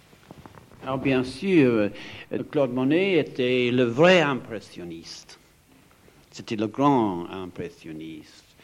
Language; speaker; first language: French; non-native, fluent; English